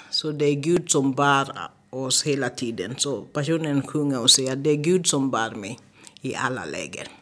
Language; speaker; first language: Swedish; non-native, fluent; Swahili